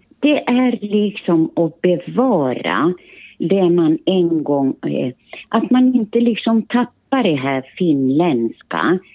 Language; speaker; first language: Swedish; early bilingual, other home language; Finnish